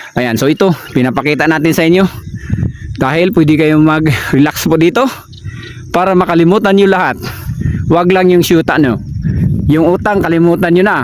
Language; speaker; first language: Filipino; non-native, local second language; Cebuano